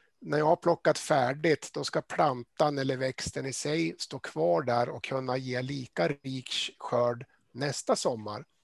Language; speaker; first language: Swedish; native; Swedish